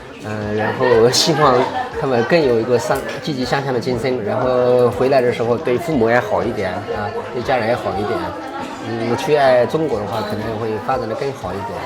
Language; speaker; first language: Chinese; non-native, fluent; Amharic